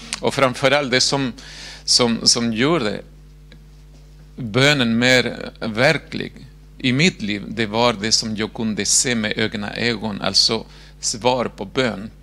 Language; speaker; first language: Swedish; non-native, fluent; Spanish